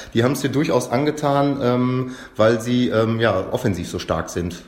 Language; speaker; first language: German; native; German